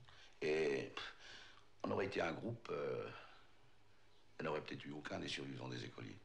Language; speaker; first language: French; native; French